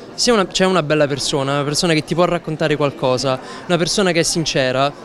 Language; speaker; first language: Italian; native; Italian